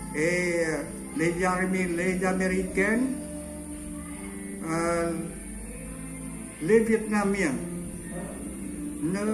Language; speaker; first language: French; non-native, learner; Vietnamese